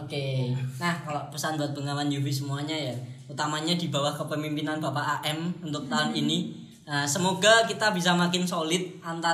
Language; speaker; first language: Indonesian; native; Indonesian